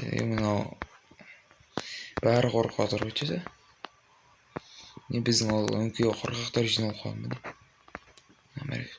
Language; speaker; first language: Kazakh; native; Kazakh